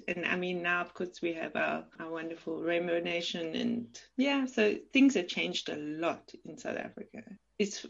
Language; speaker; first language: English; native; English